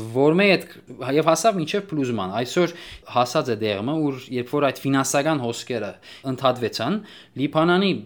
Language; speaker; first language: Armenian; early bilingual, heritage; Armenian